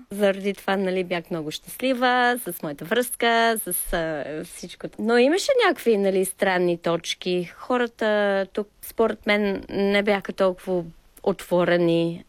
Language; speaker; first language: Bulgarian; non-native, fluent; English